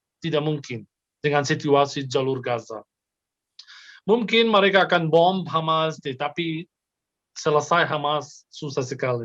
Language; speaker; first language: Indonesian; non-native, fluent; Arabic